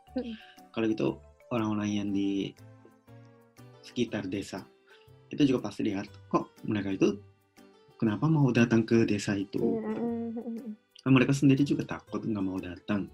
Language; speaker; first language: Indonesian; non-native, local second language; Japanese